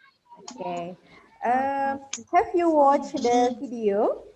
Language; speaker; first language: English; non-native, fluent; Indonesian